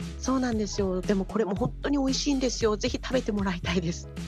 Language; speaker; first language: Japanese; native; Japanese